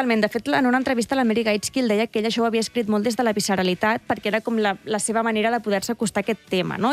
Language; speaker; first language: Catalan; native; Catalan